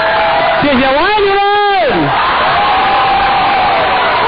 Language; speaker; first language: Chinese; native; Chinese